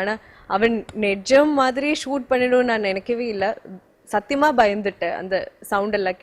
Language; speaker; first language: Tamil; non-native, learner; Malayalam